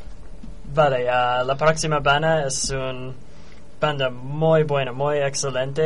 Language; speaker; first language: Spanish; non-native, learner; English